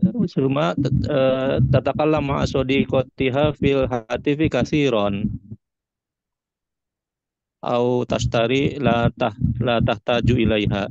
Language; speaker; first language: Arabic; non-native, learner; Indonesian